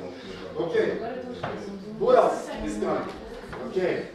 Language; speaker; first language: English; non-native, fluent; Turkish